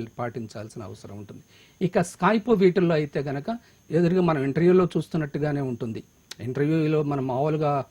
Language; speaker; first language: Telugu; native; Telugu